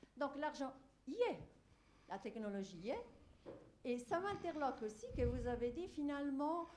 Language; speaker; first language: French; non-native, fluent; English